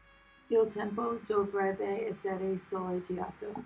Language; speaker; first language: Italian; non-native, learner; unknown